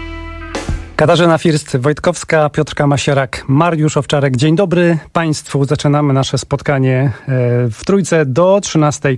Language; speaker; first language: Polish; native; Polish